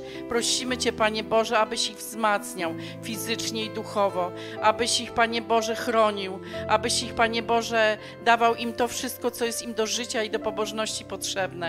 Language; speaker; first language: Polish; native; Polish